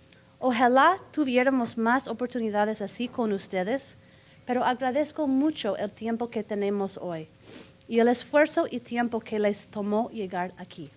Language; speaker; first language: Spanish; non-native, fluent; English